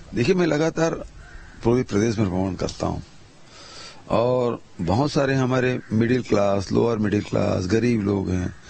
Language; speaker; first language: Hindi; native; Hindi